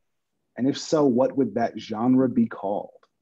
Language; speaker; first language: English; native; English